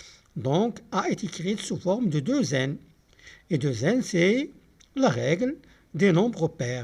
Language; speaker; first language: French; non-native, local second language; Arabic